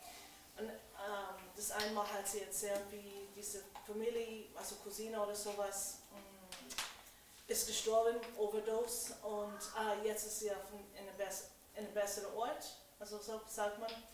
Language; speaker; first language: German; non-native, fluent; English